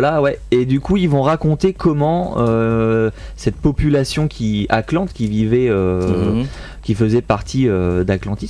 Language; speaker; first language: French; native; French